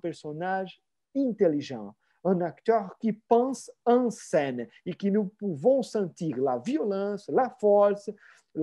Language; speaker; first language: French; non-native, fluent; Portuguese